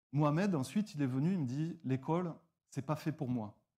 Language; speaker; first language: French; native; French